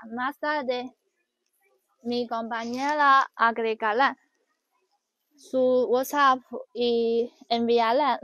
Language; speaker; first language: Spanish; non-native, learner; Chinese